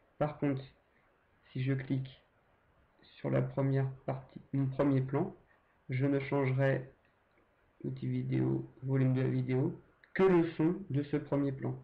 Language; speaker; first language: French; native; French